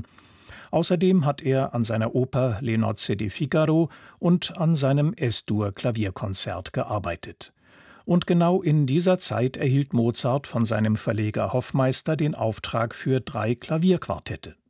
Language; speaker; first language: German; native; German